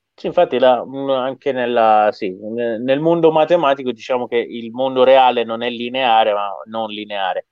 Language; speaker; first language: Italian; non-native, fluent; Persian